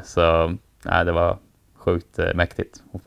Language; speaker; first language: Swedish; native; Swedish